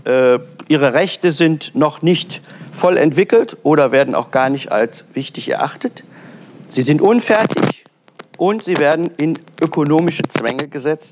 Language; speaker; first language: German; native; German